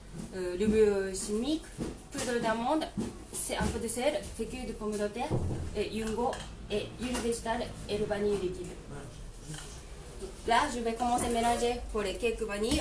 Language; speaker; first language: French; non-native, learner; Japanese